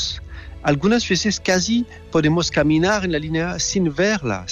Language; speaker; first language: Spanish; non-native, learner; French